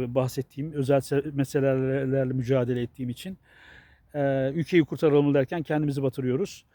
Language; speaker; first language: Turkish; native; Turkish